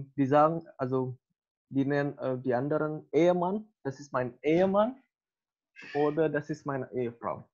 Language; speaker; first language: German; non-native, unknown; Indonesian